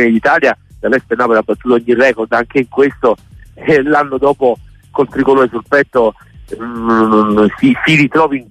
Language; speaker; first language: Italian; native; Italian